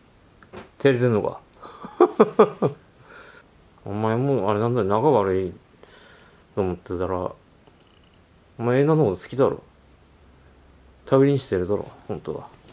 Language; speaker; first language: Japanese; native; Japanese